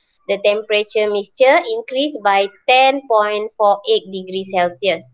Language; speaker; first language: English; non-native, local second language; Malay